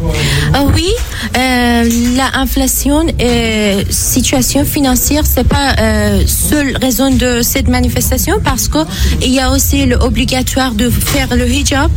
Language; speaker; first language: French; non-native, learner; Persian